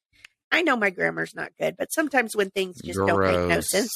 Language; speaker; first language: English; native; English